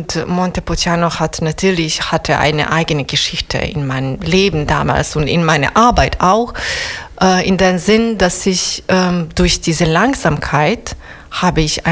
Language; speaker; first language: German; non-native, fluent; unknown